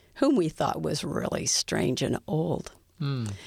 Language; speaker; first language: English; native; English